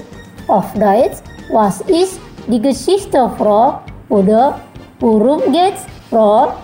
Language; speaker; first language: German; non-native, fluent; Indonesian